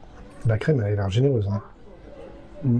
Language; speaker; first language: French; native; French